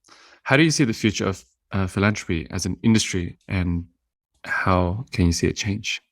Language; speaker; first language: English; native; English